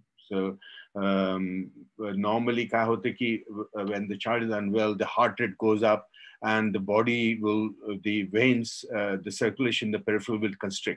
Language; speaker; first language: English; non-native, local second language; Marathi